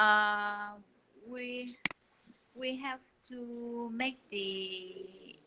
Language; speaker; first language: English; non-native, learner; Vietnamese